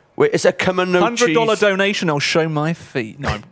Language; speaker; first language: English; native; English